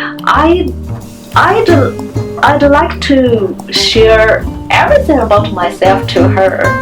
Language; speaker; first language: English; non-native, learner; Chinese